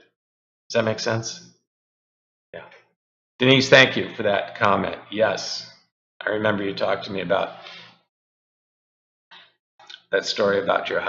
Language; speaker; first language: English; native; English